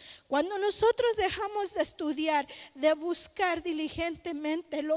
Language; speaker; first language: Spanish; native; Spanish